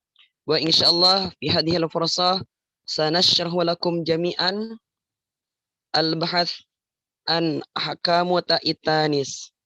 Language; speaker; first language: Arabic; non-native, learner; Indonesian